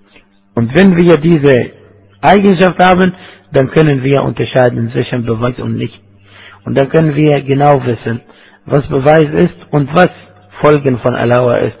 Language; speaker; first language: German; non-native, fluent; Arabic